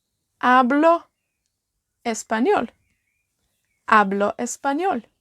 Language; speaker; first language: Spanish; non-native, fluent; Welsh